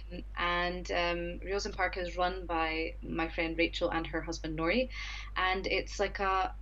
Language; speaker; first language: English; native; English